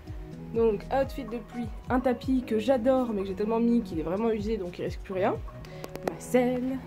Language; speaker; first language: French; native; French